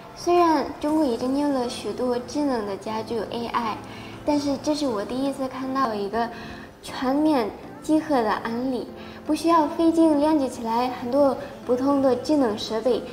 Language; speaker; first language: Chinese; non-native, fluent; Spanish